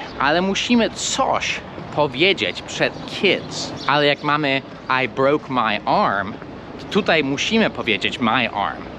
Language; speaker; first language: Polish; non-native, fluent; English